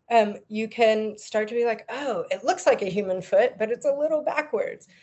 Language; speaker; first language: English; native; English